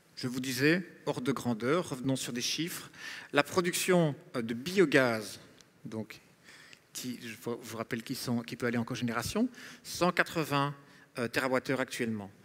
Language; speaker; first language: French; native; French